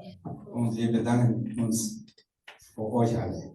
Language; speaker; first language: German; non-native, fluent; Rundi